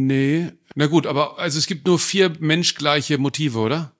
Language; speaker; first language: German; native; German